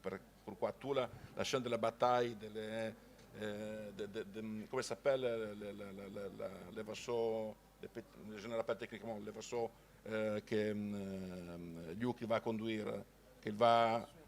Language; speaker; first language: French; non-native, learner; Italian